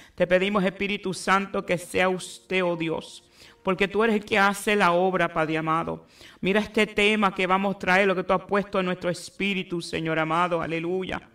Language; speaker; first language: Spanish; early bilingual, heritage; Spanish